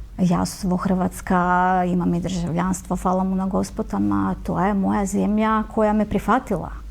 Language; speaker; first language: Macedonian; native; Macedonian